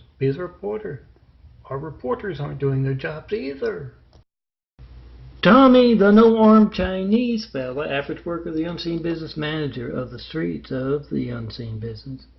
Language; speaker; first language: English; native; English